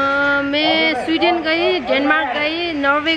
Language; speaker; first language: Hindi; non-native, learner; Bangla